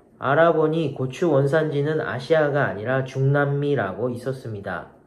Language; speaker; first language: Korean; non-native, learner; Japanese